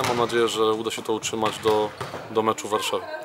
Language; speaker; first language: Polish; native; Polish